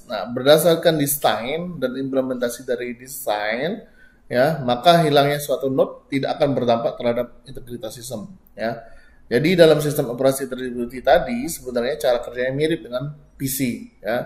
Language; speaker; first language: Indonesian; native; Indonesian